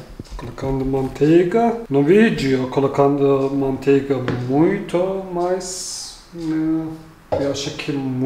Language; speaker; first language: Portuguese; non-native, learner; Turkish